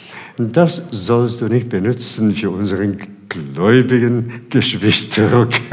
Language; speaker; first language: German; non-native, fluent; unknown